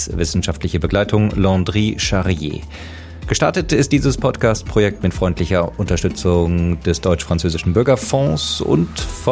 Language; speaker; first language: German; native; German